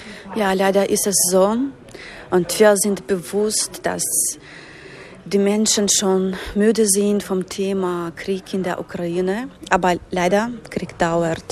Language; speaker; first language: German; non-native, fluent; Ukrainian